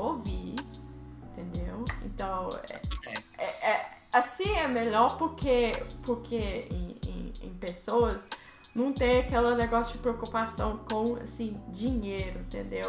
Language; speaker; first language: Portuguese; early bilingual, heritage; Portuguese